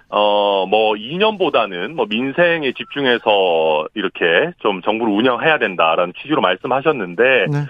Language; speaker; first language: Korean; native; Korean